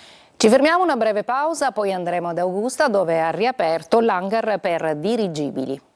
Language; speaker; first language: Italian; native; Italian